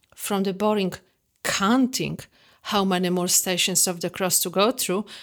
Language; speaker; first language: English; non-native, fluent; Polish